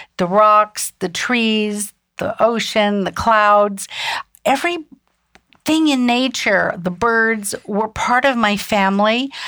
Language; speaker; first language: English; early bilingual, other home language; German